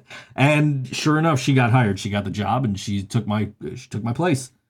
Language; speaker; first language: English; native; English